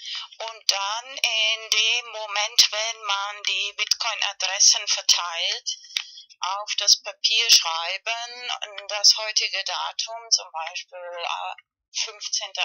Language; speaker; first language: German; non-native, fluent; Spanish